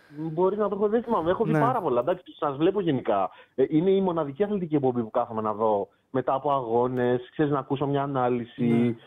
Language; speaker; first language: Greek; native; Greek